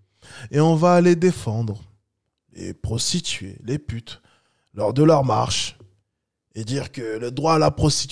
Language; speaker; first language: French; native; French